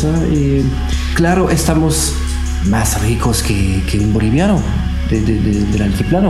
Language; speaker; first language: Spanish; non-native, fluent; French